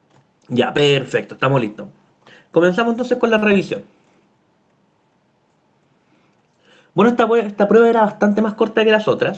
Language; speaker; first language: Spanish; native; Spanish